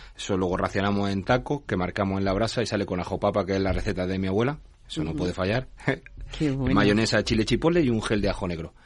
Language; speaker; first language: Spanish; native; Spanish